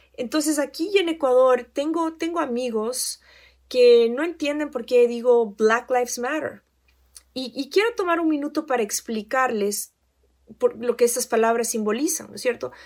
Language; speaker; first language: Spanish; native; Spanish